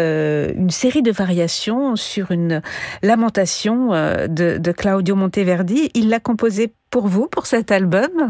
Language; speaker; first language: French; native; French